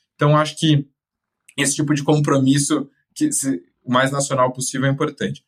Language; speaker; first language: Portuguese; native; Portuguese